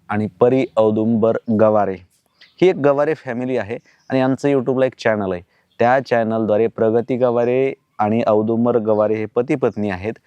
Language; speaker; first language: Marathi; native; Marathi